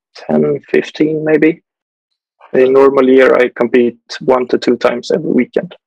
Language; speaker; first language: English; non-native, fluent; Swedish